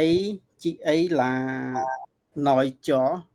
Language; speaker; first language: Vietnamese; non-native, learner; Khmer